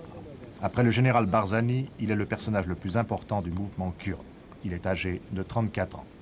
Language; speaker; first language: French; native; French